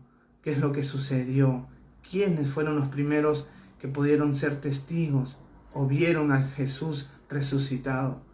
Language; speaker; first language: Spanish; native; Spanish